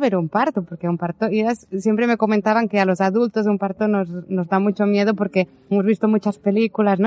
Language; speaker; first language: Spanish; native; Spanish